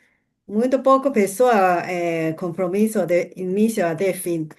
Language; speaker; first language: Portuguese; non-native, learner; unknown